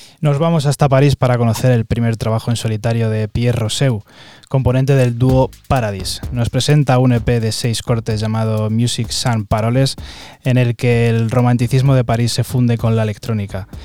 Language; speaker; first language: Spanish; native; Spanish